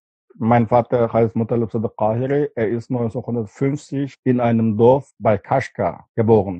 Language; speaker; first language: German; non-native, fluent; Uyghur